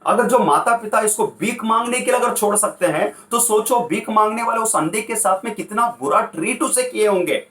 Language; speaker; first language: Hindi; non-native, local second language; Kannada